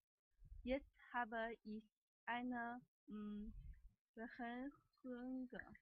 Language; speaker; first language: German; non-native, learner; Chinese